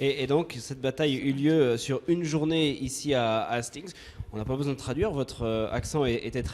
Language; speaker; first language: French; native; French